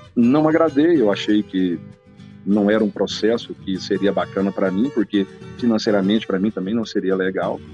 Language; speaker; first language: Portuguese; native; Portuguese